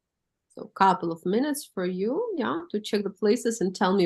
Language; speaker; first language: English; non-native, fluent; Russian